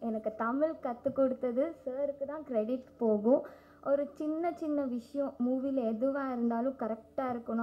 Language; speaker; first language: Tamil; non-native, learner; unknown